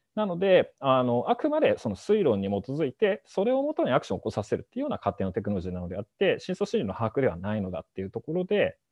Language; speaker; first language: Japanese; native; Japanese